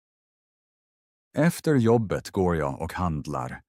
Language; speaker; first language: Swedish; non-native, fluent; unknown